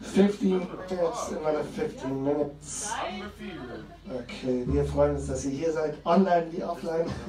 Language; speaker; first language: German; native; German